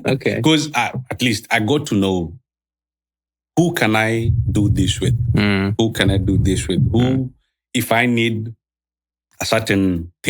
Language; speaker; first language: English; non-native, local second language; Swahili